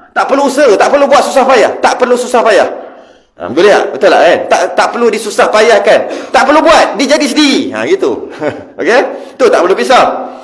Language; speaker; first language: Malay; native; Malay